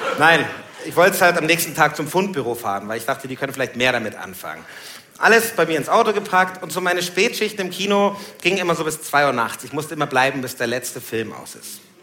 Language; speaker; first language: German; early bilingual, other home language; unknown